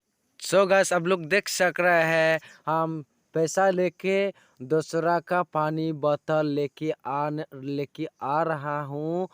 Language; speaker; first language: Hindi; non-native, local second language; Chakma